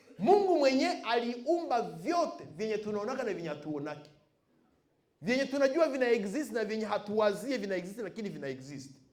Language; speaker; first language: Swahili; non-native, local second language; Bembe